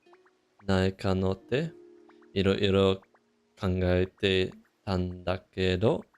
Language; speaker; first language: Japanese; non-native, fluent; English